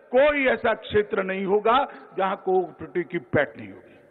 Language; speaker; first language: Hindi; non-native, local second language; Gujarati